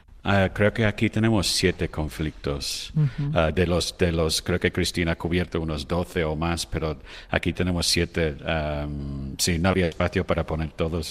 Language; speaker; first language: Spanish; non-native, fluent; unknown